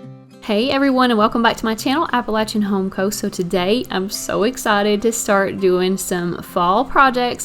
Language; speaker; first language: English; native; English